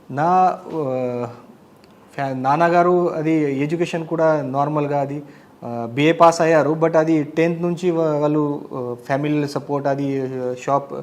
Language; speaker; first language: Telugu; non-native, learner; Marathi